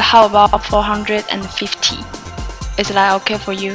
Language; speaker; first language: English; non-native, learner; Chinese